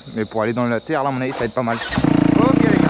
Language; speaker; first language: French; native; French